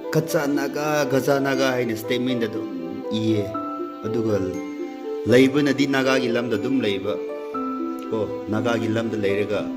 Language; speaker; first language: Manipuri; non-native, local second language; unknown